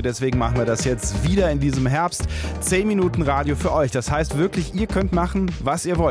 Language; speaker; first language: German; native; German